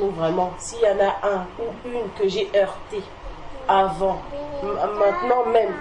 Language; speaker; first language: French; native; French